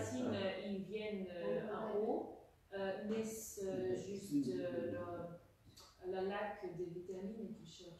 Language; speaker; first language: French; non-native, fluent; Russian